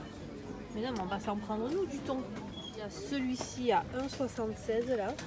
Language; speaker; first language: French; native; French